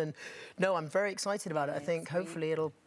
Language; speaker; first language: English; native; English